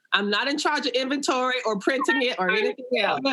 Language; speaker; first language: English; native; English